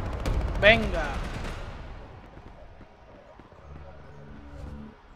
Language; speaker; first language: Spanish; native; Spanish